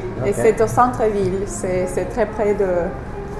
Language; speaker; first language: French; non-native, fluent; English